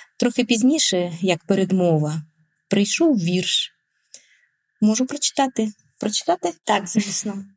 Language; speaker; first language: Ukrainian; non-native, local second language; Russian